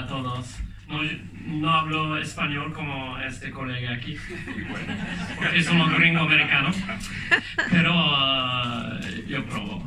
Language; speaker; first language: Spanish; non-native, learner; English